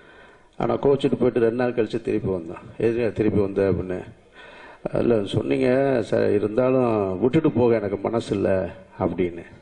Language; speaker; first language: Tamil; native; Tamil